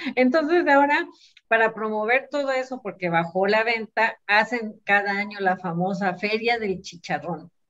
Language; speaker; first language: Spanish; native; Spanish